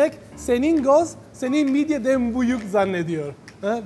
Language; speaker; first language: Turkish; non-native, learner; Italian